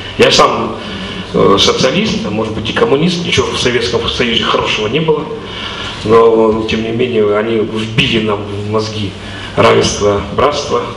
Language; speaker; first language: Russian; native; Russian